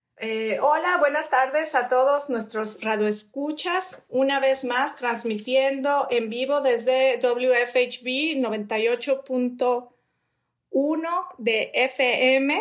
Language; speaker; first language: Spanish; native; Spanish